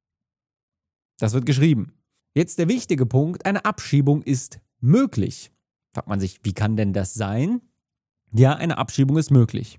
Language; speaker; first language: German; native; German